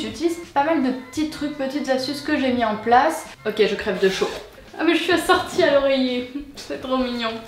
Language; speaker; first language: French; native; French